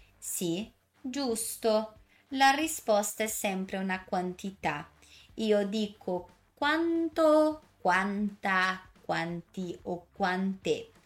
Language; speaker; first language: Italian; non-native, fluent; Portuguese